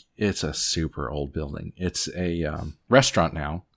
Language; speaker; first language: English; native; English